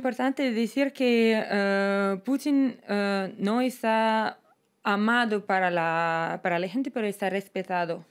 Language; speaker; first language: Spanish; non-native, fluent; Russian